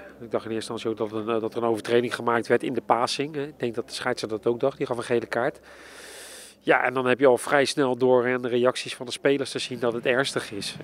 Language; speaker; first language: Dutch; native; Dutch